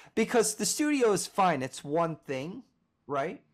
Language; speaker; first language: English; native; English